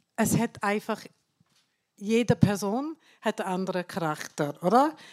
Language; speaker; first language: German; non-native, fluent; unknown